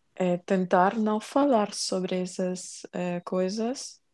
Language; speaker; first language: Portuguese; non-native, learner; Ukrainian